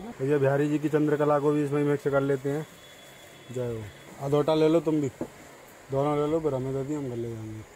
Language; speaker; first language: Hindi; native; Hindi